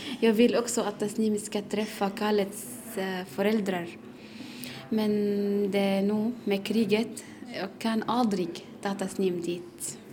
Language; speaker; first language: Swedish; non-native, learner; Arabic